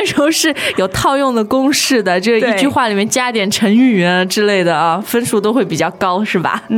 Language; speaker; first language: Chinese; native; Chinese